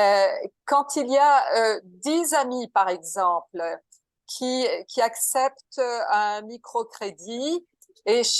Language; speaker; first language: French; non-native, fluent; Portuguese